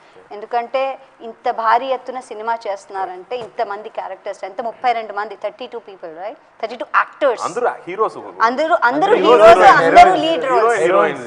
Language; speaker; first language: Telugu; native; Telugu